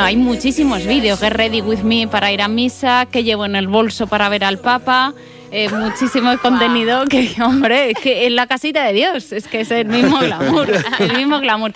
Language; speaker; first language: Spanish; native; Spanish